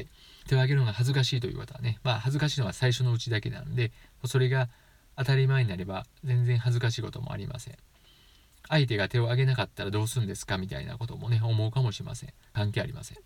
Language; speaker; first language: Japanese; native; Japanese